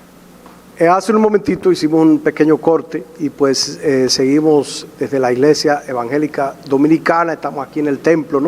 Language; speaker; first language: Spanish; native; Spanish